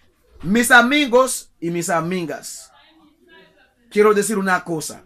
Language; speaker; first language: Spanish; non-native, learner; Haitian Creole